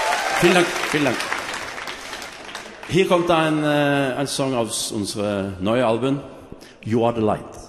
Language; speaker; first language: German; non-native, learner; Norwegian